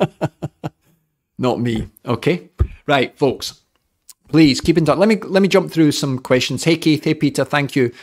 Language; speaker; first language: English; native; English